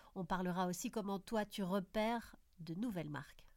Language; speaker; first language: French; native; French